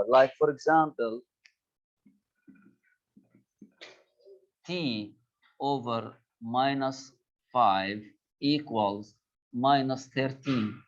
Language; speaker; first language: English; non-native, local second language; Arabic